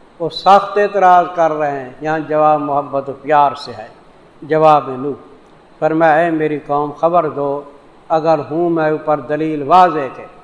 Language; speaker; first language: Urdu; non-native, local second language; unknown